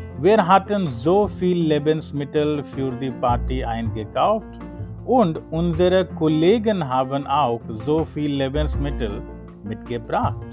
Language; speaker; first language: German; non-native, learner; Hindi